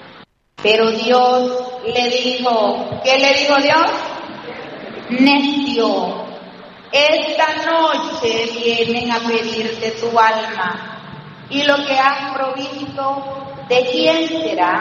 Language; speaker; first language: Spanish; native; Spanish